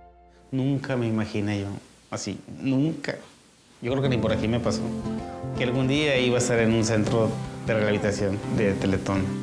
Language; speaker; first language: Spanish; native; Spanish